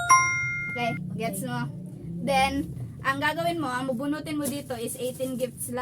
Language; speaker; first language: Filipino; native; Filipino